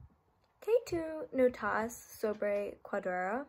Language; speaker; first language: Spanish; non-native, learner; English